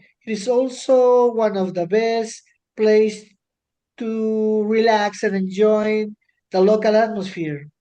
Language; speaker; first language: English; non-native, learner; Spanish